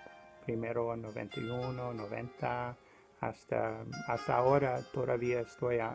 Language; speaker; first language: Spanish; non-native, learner; English